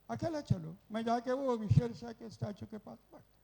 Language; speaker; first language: Hindi; non-native, local second language; Telugu